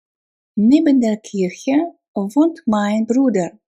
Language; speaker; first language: German; non-native, fluent; Russian